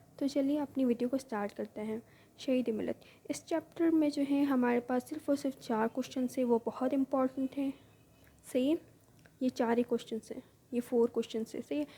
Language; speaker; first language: Urdu; native; Urdu